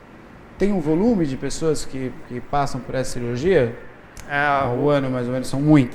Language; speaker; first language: Portuguese; native; Portuguese